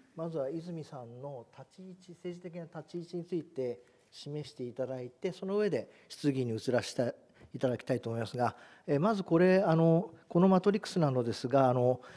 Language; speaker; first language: Japanese; native; Japanese